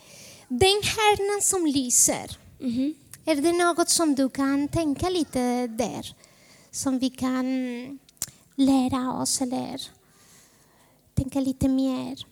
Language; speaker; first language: Swedish; non-native, fluent; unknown